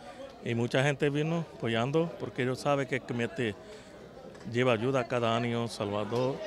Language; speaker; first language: Spanish; non-native, learner; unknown